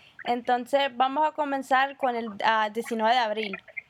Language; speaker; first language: Spanish; early bilingual, heritage; Spanish